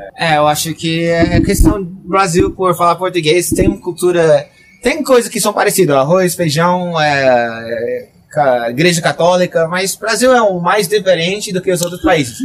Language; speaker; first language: Portuguese; non-native, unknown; English